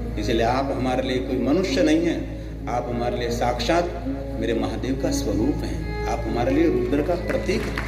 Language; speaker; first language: Hindi; non-native, local second language; Gujarati